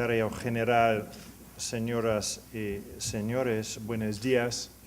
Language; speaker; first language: Spanish; non-native, learner; English